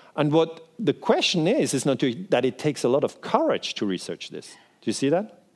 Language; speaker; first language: English; non-native, fluent; Swiss German